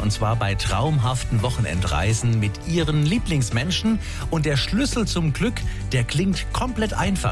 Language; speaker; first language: German; native; German